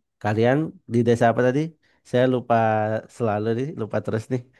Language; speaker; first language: Indonesian; non-native, fluent; Banjar